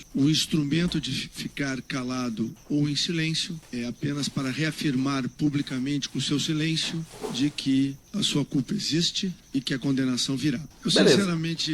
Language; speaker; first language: Portuguese; native; Portuguese